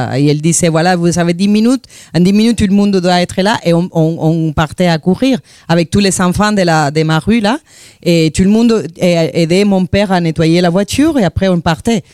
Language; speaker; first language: French; non-native, fluent; Spanish